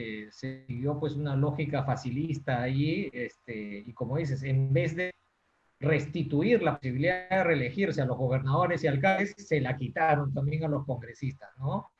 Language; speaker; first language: Spanish; native; Spanish